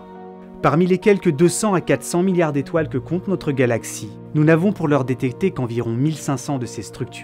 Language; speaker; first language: French; native; French